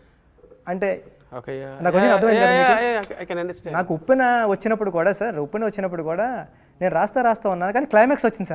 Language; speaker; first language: Telugu; native; Telugu